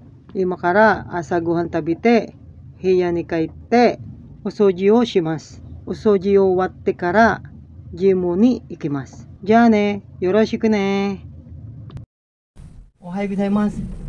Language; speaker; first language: Japanese; non-native, learner; Filipino